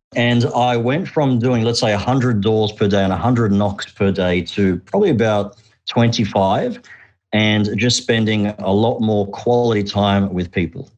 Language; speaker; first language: English; early bilingual, other home language; Arabic